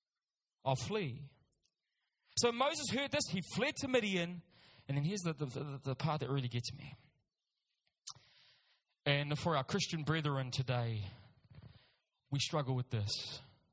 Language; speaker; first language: English; native; English